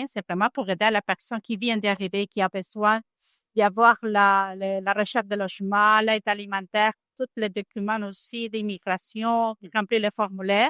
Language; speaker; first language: French; non-native, fluent; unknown